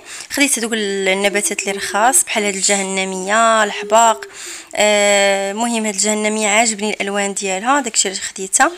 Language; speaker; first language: Arabic; native; Arabic